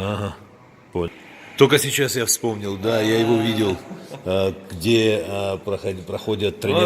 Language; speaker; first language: Russian; native; Russian